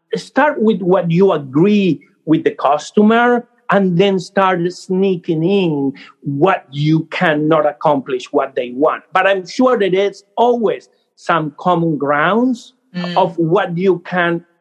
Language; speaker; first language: English; non-native, fluent; Spanish